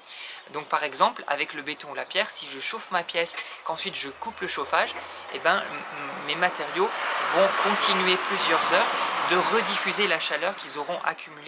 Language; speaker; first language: French; native; French